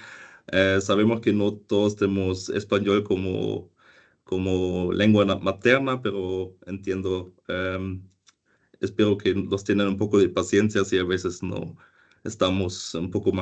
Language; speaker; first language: Spanish; non-native, fluent; German